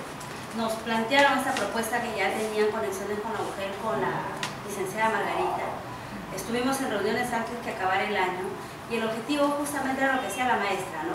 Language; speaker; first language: Spanish; native; Spanish